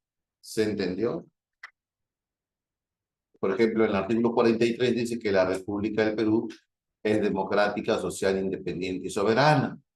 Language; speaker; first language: Spanish; native; Spanish